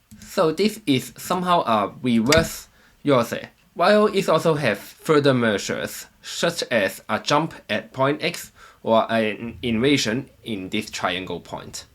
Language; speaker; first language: English; non-native, fluent; Chinese